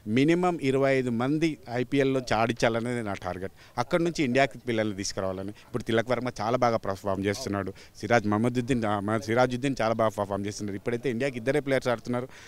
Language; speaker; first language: Telugu; native; Telugu